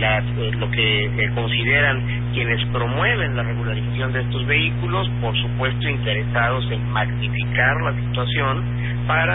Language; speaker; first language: Spanish; native; Spanish